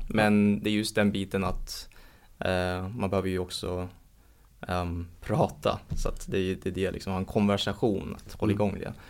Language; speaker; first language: Swedish; early bilingual, heritage; Swedish